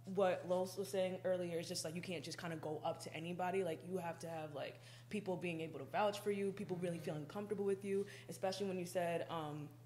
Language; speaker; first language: English; native; English